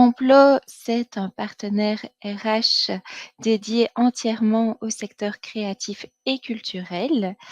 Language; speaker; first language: French; native; French